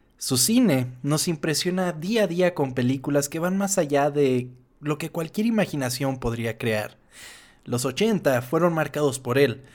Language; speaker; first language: Spanish; non-native, fluent; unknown